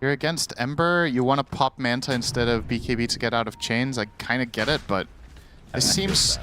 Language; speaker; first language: English; native; English